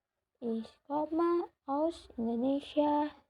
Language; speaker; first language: German; non-native, learner; Indonesian